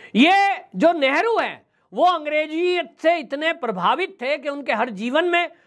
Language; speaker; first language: Hindi; native; Hindi